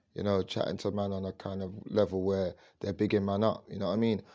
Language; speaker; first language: English; native; English